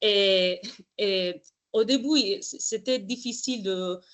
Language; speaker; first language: French; non-native, fluent; Spanish